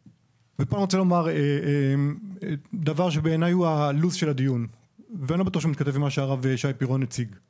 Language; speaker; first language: Hebrew; native; Hebrew